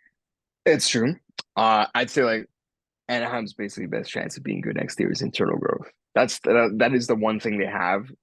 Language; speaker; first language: English; native; English